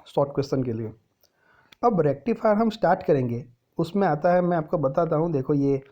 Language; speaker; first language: Hindi; non-native, local second language; Gujarati